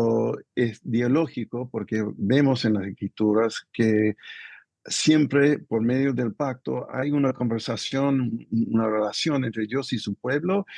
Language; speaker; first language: Spanish; non-native, fluent; English